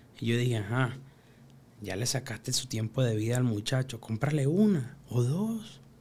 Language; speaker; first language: Spanish; native; Spanish